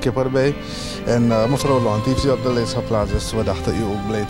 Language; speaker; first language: Dutch; native; Dutch